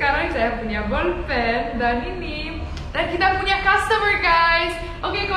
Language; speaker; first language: Indonesian; non-native, fluent; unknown